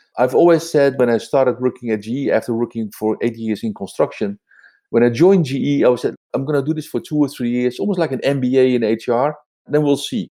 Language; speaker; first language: English; non-native, fluent; Dutch